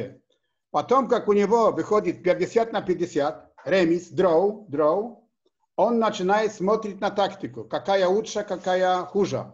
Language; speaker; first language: Russian; non-native, learner; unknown